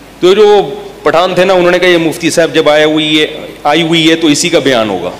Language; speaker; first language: Urdu; native; Urdu